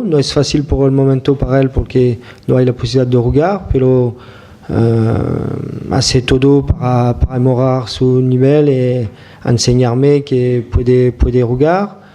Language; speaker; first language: Spanish; non-native, fluent; French